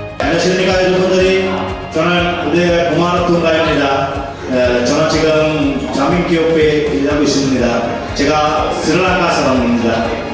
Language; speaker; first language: Korean; non-native, learner; Sinhala